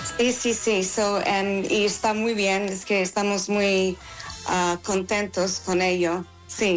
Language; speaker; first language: Spanish; non-native, fluent; English